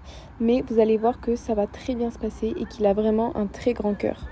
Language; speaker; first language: French; native; French